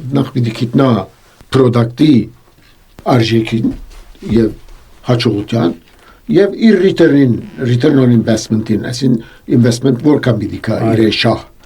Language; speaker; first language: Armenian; early bilingual, heritage; Armenian